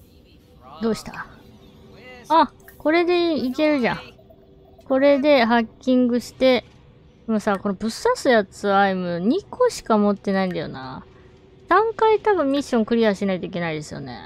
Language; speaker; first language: Japanese; native; Japanese